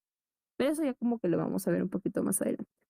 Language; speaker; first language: Spanish; native; Spanish